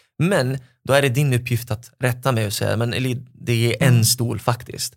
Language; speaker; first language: Swedish; non-native, fluent; Arabic